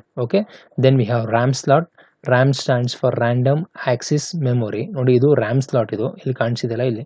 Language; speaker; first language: Kannada; native; Kannada